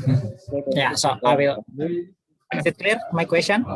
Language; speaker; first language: English; non-native, fluent; Indonesian